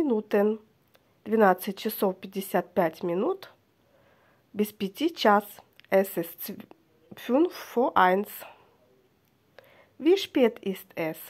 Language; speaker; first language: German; non-native, fluent; Russian